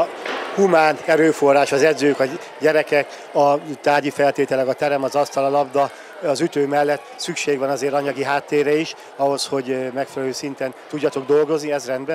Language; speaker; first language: Hungarian; native; Hungarian